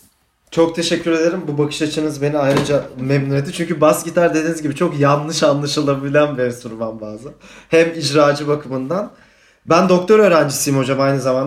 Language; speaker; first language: Turkish; native; Turkish